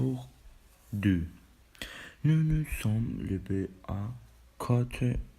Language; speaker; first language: French; non-native, learner; Spanish